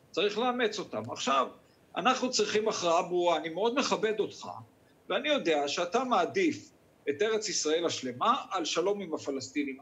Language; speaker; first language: Hebrew; native; Hebrew